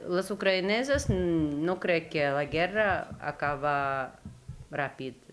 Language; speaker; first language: Catalan; non-native, learner; Ukrainian